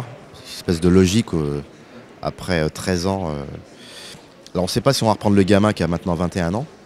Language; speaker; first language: French; native; French